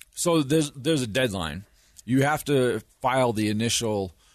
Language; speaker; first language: English; native; English